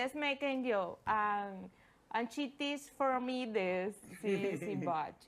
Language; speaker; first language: English; non-native, learner; Spanish